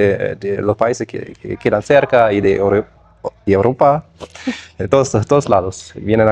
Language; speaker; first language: Spanish; non-native, fluent; German